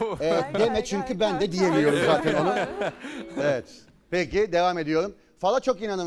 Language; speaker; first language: Turkish; native; Turkish